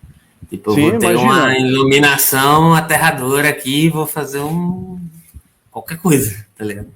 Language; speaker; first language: Portuguese; native; Portuguese